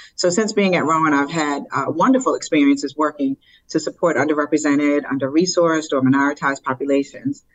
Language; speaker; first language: English; native; English